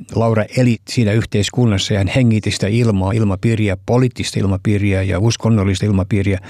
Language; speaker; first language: Finnish; early bilingual, heritage; Finnish